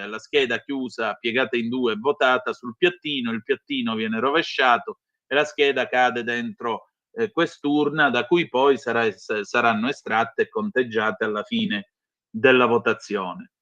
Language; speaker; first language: Italian; native; Italian